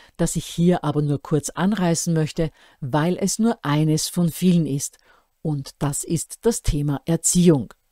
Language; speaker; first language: German; native; German